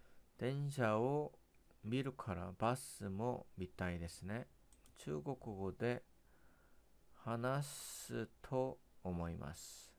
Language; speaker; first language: Japanese; non-native, learner; Korean